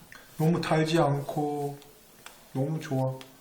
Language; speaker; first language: Korean; non-native, learner; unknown